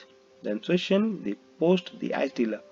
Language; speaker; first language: German; non-native, fluent; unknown